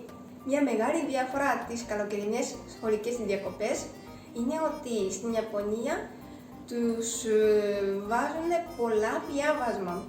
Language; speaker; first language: Greek; non-native, fluent; Japanese